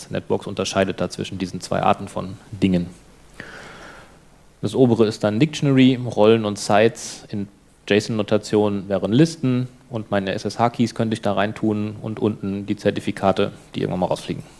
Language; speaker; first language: German; native; German